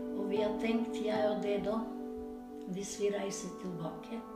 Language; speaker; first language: Norwegian; non-native, fluent; Macedonian